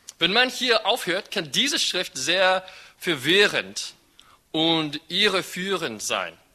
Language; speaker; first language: German; non-native, fluent; English